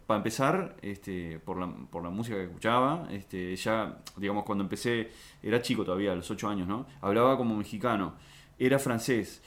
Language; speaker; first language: Spanish; early bilingual, other home language; French